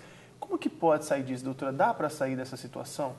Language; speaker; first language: Portuguese; native; Portuguese